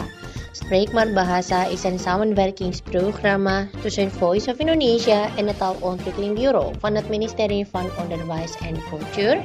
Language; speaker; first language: Dutch; non-native, learner; Indonesian